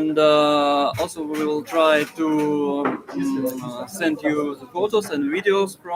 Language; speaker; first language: English; non-native, learner; Russian